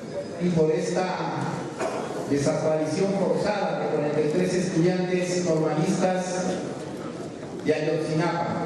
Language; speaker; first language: Spanish; native; Spanish